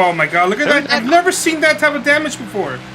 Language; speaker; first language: English; native; English